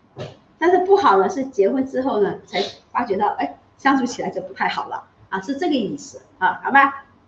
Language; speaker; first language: Chinese; native; Chinese